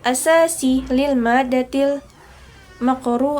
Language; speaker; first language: Arabic; non-native, learner; Indonesian